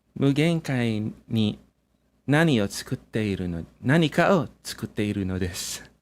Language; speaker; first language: Japanese; non-native, fluent; English